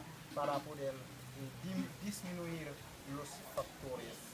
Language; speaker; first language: Spanish; non-native, fluent; Haitian Creole